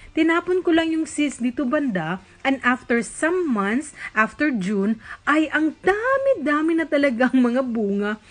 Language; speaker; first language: Filipino; native; Filipino